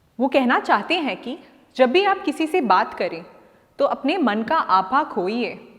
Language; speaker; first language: Hindi; non-native, local second language; Malayalam